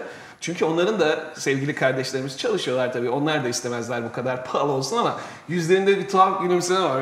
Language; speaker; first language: Turkish; native; Turkish